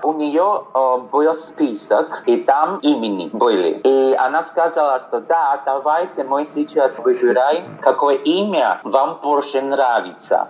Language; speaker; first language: Russian; non-native, fluent; Chinese